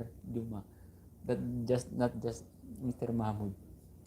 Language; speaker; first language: English; non-native, local second language; Filipino